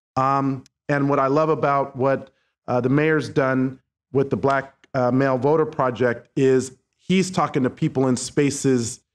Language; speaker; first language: English; native; English